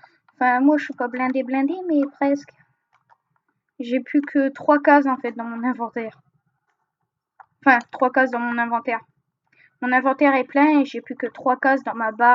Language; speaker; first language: French; native; French